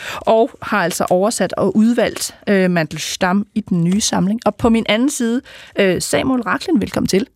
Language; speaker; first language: Danish; native; Danish